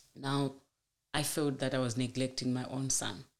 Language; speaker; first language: English; non-native, local second language; Shona